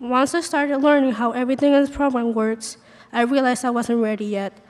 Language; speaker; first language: English; early bilingual, other home language; Spanish